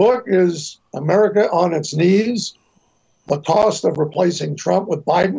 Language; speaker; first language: English; native; English